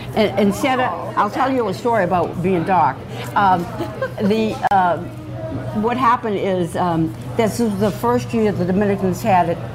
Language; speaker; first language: English; native; English